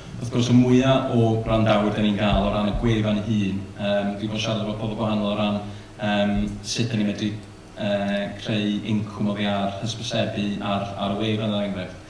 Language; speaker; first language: Welsh; native; Welsh